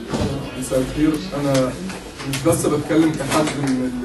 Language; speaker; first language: Arabic; native; Arabic